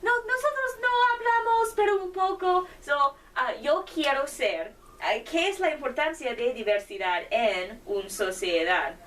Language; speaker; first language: Spanish; non-native, learner; English